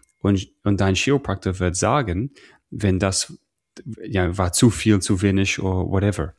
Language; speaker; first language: German; non-native, learner; English